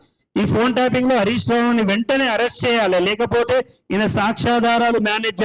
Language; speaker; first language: Telugu; native; Telugu